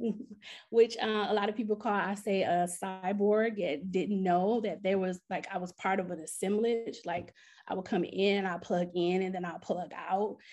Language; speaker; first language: English; native; English